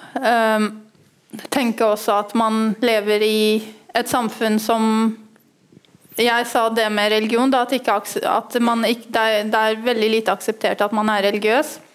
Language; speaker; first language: Norwegian; early bilingual, other home language; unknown